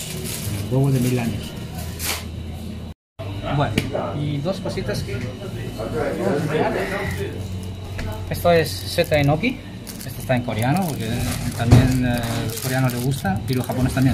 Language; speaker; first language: Spanish; non-native, fluent; Chinese